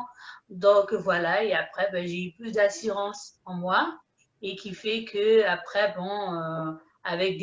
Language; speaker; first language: French; early bilingual, other home language; Haitian Creole